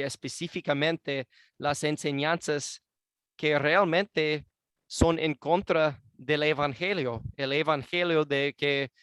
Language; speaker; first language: Spanish; non-native, fluent; English